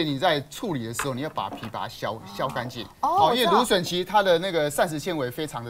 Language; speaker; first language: Chinese; native; Chinese